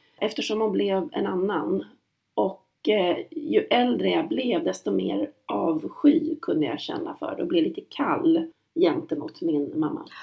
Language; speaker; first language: Swedish; native; Swedish